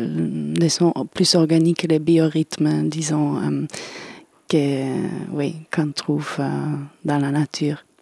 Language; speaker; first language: French; non-native, fluent; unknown